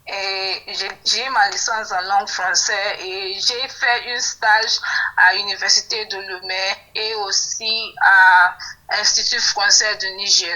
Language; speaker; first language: French; non-native, fluent; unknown